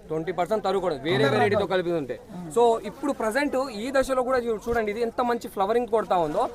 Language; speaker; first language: Telugu; native; Telugu